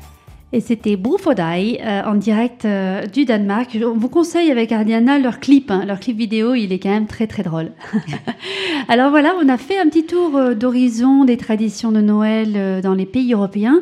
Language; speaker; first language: French; native; French